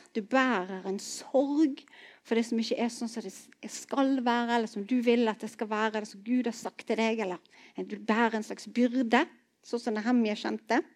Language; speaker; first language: Norwegian; native; Norwegian